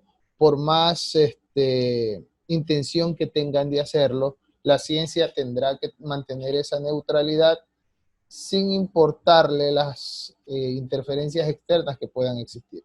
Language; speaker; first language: Spanish; native; Spanish